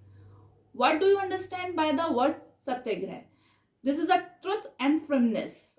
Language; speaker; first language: English; non-native, local second language; Hindi